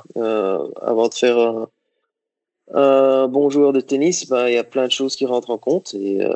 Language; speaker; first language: French; native; French